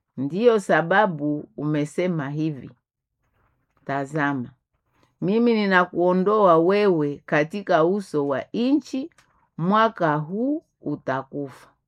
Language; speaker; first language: Swahili; non-native, local second language; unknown